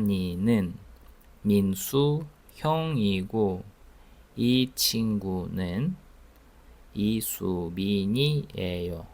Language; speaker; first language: Korean; non-native, fluent; Russian